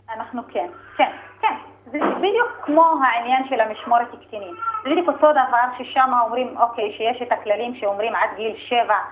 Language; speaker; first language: Hebrew; non-native, local second language; Arabic